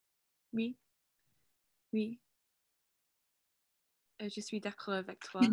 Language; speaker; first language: French; non-native, learner; English